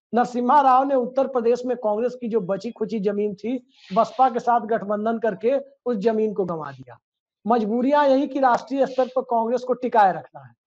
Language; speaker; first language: Hindi; native; Hindi